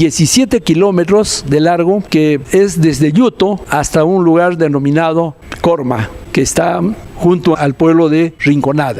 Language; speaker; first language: Spanish; native; Spanish